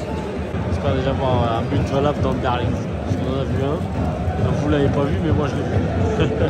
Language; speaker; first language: French; native; French